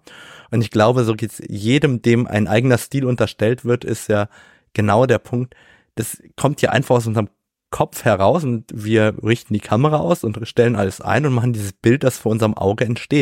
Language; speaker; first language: German; native; German